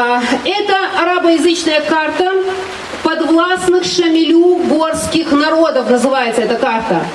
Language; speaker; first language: Russian; non-native, local second language; Ingush